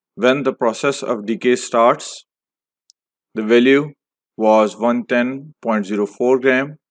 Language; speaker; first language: English; non-native, local second language; Hindi